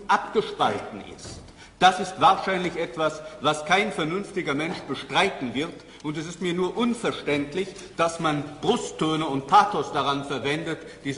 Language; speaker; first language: German; native; German